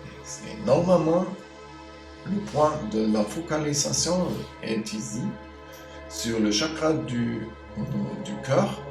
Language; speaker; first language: French; non-native, fluent; German